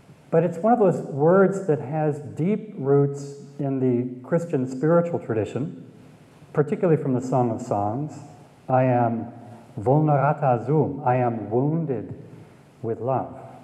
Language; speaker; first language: English; native; English